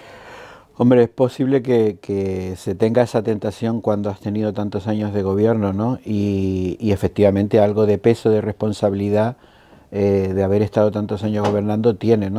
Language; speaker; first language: Spanish; native; Spanish